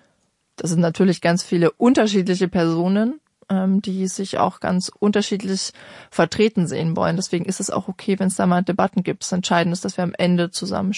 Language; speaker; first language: German; native; German